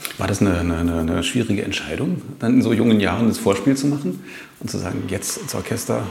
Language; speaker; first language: German; native; German